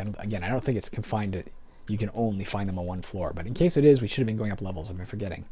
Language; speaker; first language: English; native; English